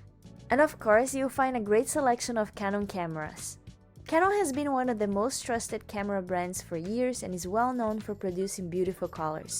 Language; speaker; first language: English; native; English